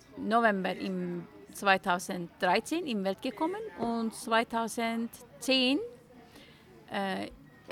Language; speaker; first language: German; non-native, learner; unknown